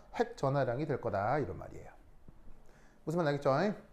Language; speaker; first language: Korean; native; Korean